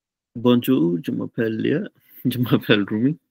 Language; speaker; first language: French; non-native, learner; Punjabi